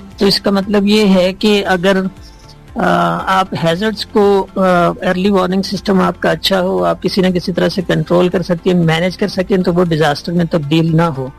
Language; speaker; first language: Urdu; non-native, local second language; Sindhi